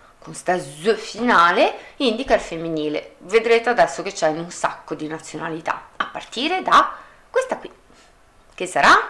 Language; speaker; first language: Italian; native; Italian